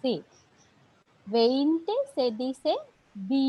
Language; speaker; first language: Spanish; non-native, learner; Hindi